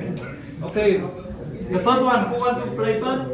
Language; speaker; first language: English; non-native, learner; Vietnamese